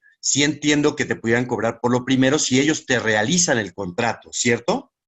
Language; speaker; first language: Spanish; native; Spanish